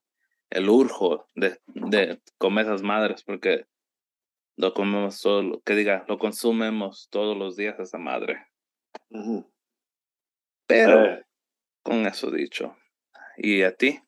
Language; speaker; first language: Spanish; early bilingual, heritage; Spanish